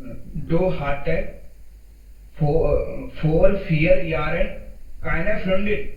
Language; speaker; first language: German; non-native, learner; Hindi